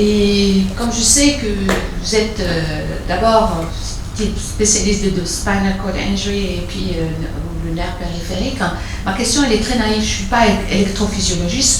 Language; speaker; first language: French; native; French